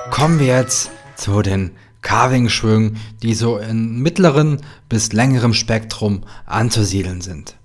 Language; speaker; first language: German; native; German